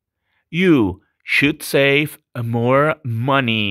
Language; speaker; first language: English; non-native, fluent; Spanish